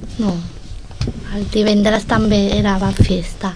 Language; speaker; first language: Catalan; early bilingual, other home language; Arabic